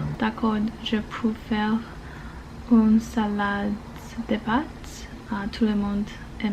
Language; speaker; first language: French; non-native, learner; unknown